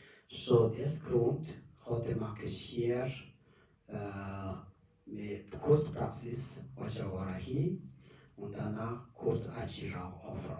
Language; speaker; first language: German; non-native, learner; Tibetan